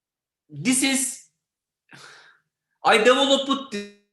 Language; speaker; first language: English; non-native, learner; Turkish